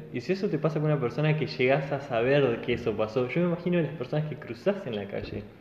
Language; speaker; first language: Spanish; native; Spanish